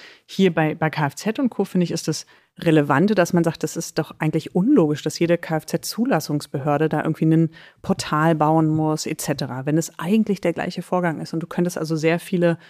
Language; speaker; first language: German; native; German